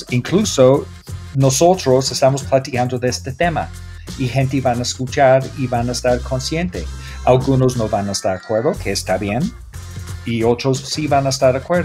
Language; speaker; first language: Spanish; non-native, fluent; English